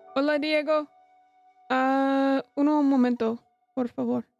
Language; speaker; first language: Spanish; non-native, learner; English